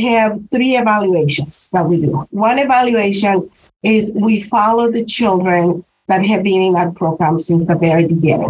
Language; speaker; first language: English; non-native, fluent; Spanish